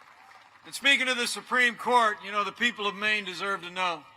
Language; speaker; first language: English; native; English